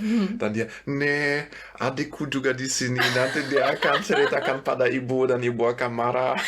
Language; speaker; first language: Indonesian; non-native, fluent; German